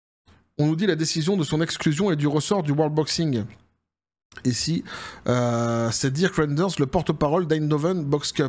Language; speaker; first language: French; native; French